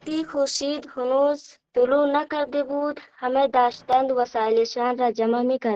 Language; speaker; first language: Persian; non-native, learner; Urdu